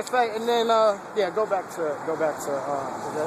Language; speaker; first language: English; native; English